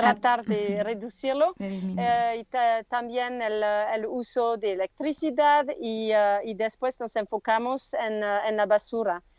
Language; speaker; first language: Spanish; non-native, learner; French